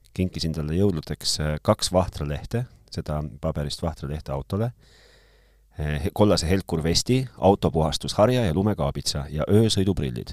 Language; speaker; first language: Estonian; native; Estonian